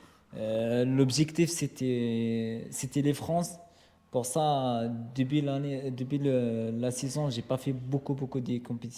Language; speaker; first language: French; non-native, learner; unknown